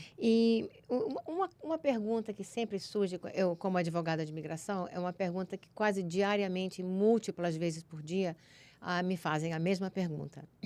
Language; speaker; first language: Portuguese; early bilingual, heritage; Portuguese